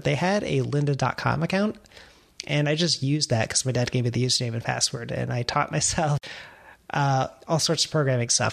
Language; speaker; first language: English; native; English